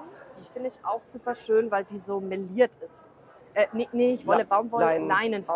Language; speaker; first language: German; native; German